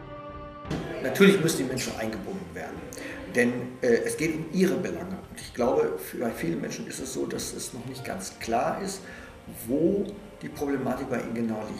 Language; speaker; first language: German; native; German